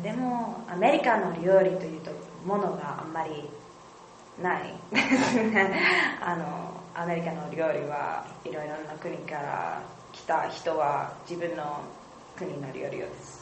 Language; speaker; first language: Japanese; non-native, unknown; English